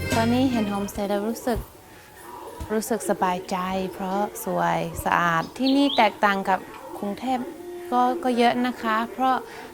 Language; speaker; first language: Thai; non-native, fluent; English